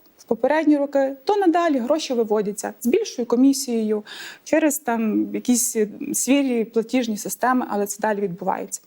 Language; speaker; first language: Ukrainian; native; Ukrainian